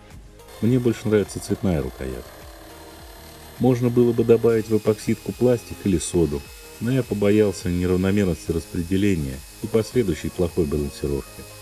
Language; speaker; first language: Russian; native; Russian